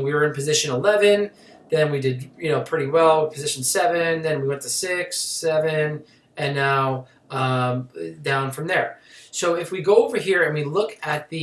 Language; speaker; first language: English; native; English